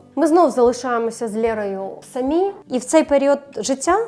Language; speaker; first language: Ukrainian; non-native, local second language; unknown